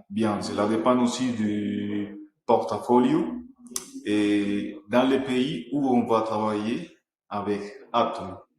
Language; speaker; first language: French; non-native, fluent; Spanish